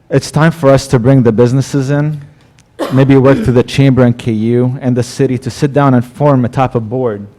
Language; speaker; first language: English; non-native, fluent; Arabic